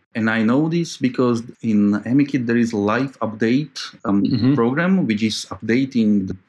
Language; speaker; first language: English; non-native, fluent; Slovak